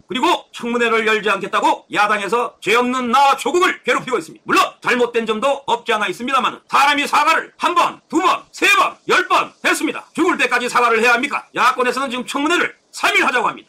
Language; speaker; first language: Korean; native; Korean